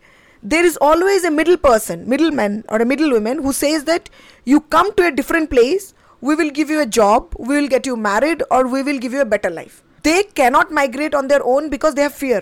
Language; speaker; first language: English; non-native, local second language; Bangla